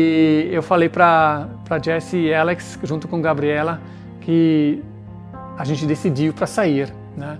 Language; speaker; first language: Portuguese; non-native, fluent; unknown